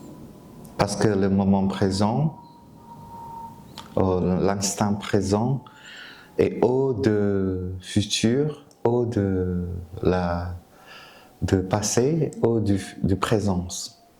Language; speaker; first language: French; non-native, fluent; Vietnamese